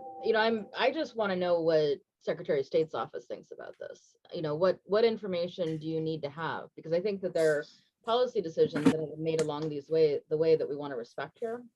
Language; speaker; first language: English; native; English